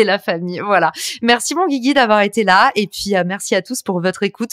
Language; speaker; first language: French; native; French